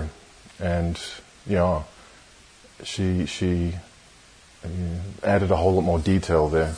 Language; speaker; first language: English; native; English